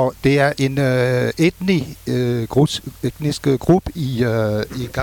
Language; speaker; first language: Danish; non-native, fluent; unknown